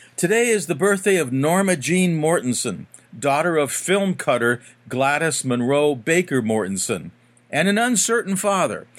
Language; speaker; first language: English; native; English